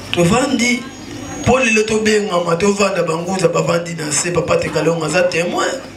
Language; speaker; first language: Lingala; non-native, local second language; Kongo